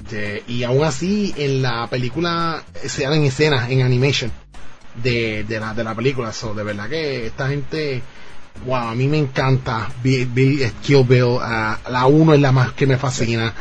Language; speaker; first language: Spanish; native; Spanish